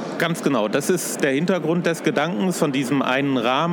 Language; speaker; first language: German; native; German